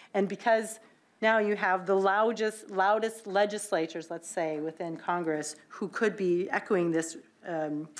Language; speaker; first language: English; native; English